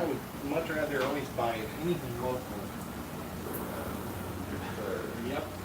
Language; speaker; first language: English; native; English